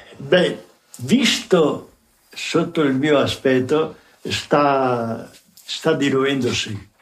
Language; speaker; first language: Italian; native; Italian